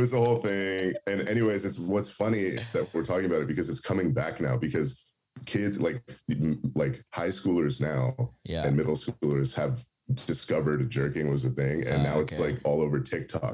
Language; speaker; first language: English; native; English